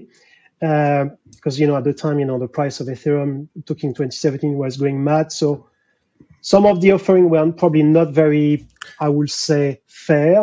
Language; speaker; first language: English; non-native, fluent; French